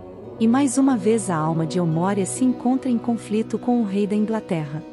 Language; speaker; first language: Portuguese; native; Portuguese